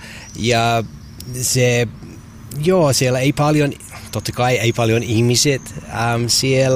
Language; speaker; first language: Finnish; non-native, learner; English